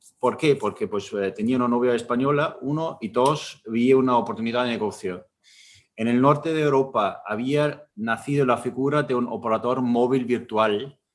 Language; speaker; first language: Spanish; non-native, fluent; German